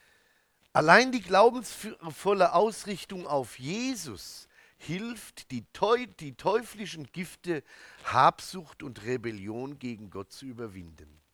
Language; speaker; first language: German; native; German